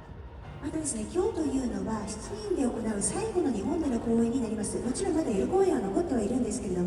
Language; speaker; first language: Japanese; native; Japanese